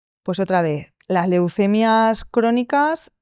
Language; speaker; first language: Spanish; native; Spanish